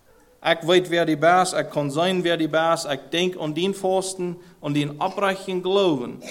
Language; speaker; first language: Dutch; non-native, learner; German